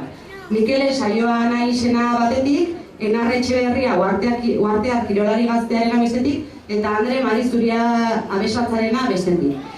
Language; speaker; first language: Basque; native; Basque